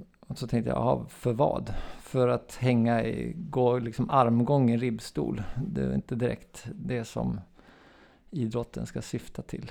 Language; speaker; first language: Swedish; native; Swedish